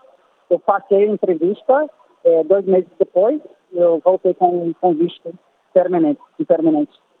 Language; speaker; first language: Portuguese; non-native, fluent; English